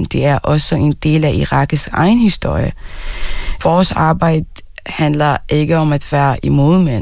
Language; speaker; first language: Danish; non-native, fluent; Arabic